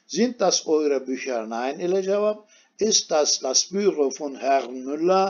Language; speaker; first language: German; non-native, fluent; Turkish